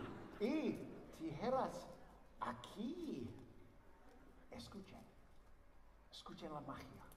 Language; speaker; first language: Spanish; non-native, learner; English